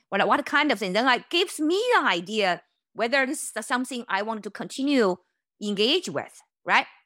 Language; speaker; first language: English; non-native, fluent; Chinese